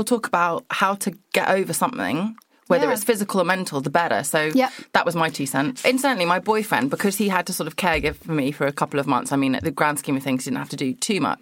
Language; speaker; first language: English; native; English